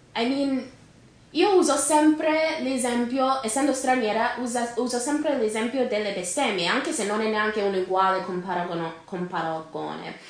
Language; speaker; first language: Italian; non-native, fluent; English